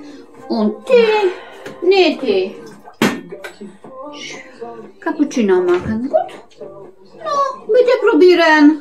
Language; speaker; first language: German; non-native, learner; Polish